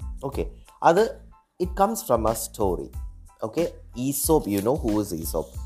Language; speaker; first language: English; non-native, local second language; Malayalam